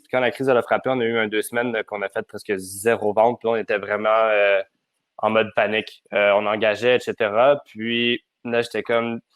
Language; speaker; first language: French; native; French